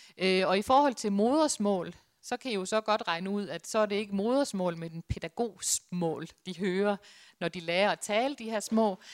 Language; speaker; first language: Danish; native; Danish